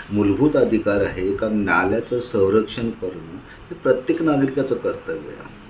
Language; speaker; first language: Marathi; native; Marathi